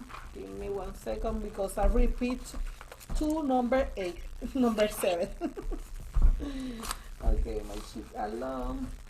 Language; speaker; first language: English; non-native, learner; Spanish